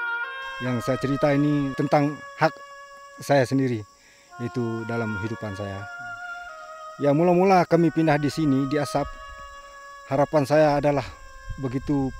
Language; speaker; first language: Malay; non-native, local second language; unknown